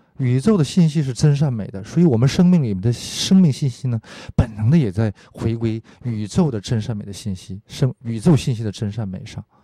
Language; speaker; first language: Chinese; non-native, fluent; Korean